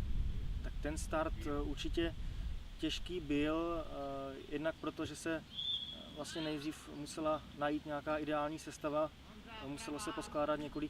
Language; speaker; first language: Czech; native; Czech